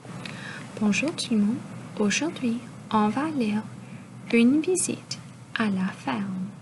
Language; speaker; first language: French; non-native, local second language; English